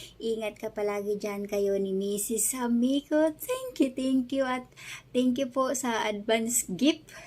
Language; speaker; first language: Filipino; non-native, local second language; Masbatenyo